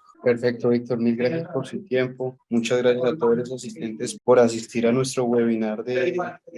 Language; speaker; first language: Spanish; native; Spanish